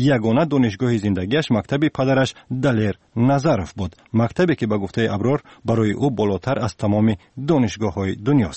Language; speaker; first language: Persian; native; Persian